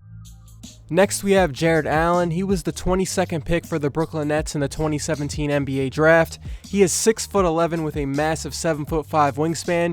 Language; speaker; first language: English; native; English